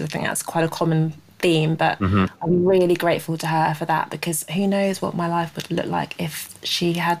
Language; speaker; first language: English; native; English